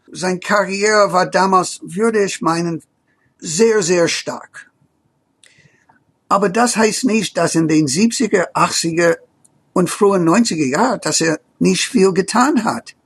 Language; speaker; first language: German; non-native, fluent; English